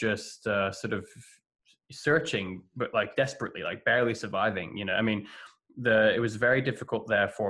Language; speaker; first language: English; native; English